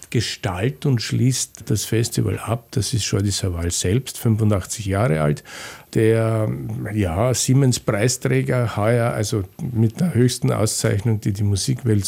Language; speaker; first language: German; native; German